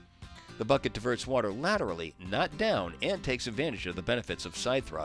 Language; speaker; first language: English; native; English